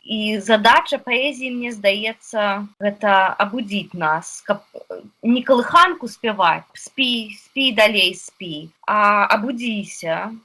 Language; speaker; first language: Belarusian; non-native, local second language; Russian